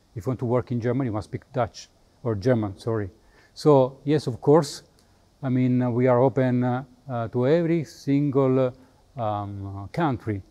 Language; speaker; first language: English; non-native, fluent; Italian